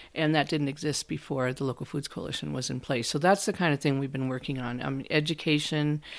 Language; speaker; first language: English; native; English